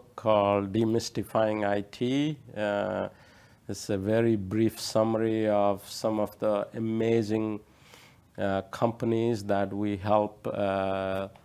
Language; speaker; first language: English; non-native, local second language; Odia